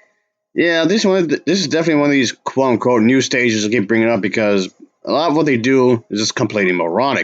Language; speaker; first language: English; native; English